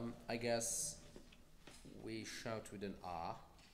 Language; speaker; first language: English; non-native, fluent; Hungarian